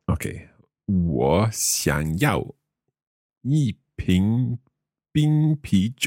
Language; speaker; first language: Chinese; non-native, learner; English